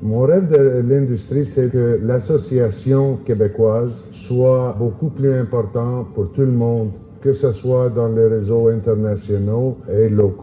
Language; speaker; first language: French; non-native, local second language; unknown